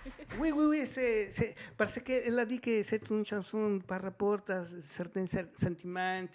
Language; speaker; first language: French; non-native, fluent; Spanish